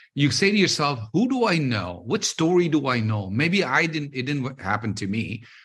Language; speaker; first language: English; non-native, local second language; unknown